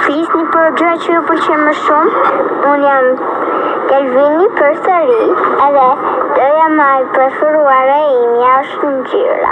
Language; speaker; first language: Albanian; early bilingual, heritage; Albanian